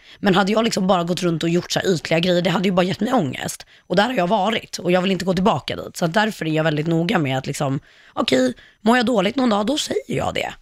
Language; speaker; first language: Swedish; native; Swedish